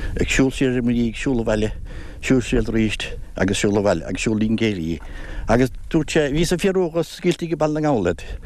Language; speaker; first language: Irish; native; Irish